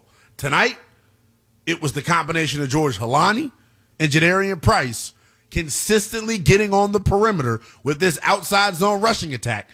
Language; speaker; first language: English; native; English